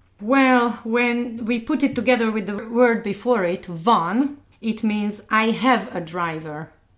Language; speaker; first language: English; non-native, fluent; Hungarian